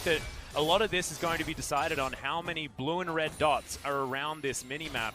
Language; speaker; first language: English; native; English